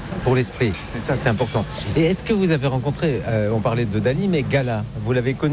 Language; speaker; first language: French; native; French